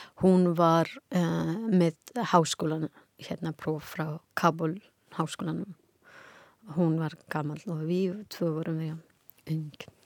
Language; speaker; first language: Icelandic; non-native, learner; Persian